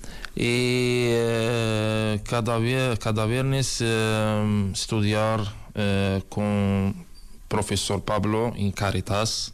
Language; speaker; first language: Spanish; non-native, learner; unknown